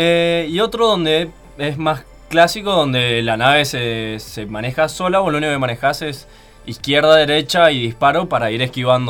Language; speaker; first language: Spanish; native; Spanish